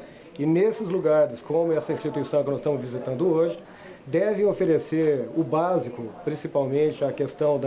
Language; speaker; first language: Portuguese; native; Portuguese